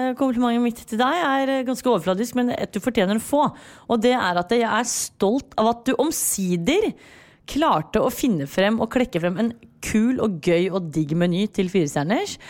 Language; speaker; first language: Norwegian; early bilingual, other home language; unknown